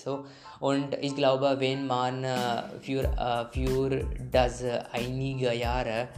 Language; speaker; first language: German; non-native, learner; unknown